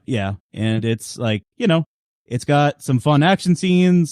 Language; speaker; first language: English; native; English